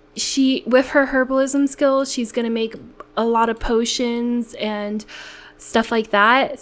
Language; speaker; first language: English; native; English